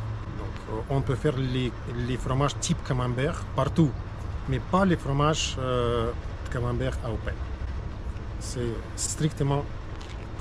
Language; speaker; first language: French; non-native, learner; Russian